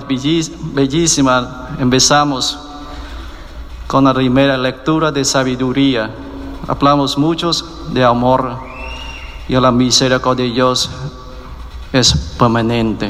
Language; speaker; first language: Spanish; non-native, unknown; Vietnamese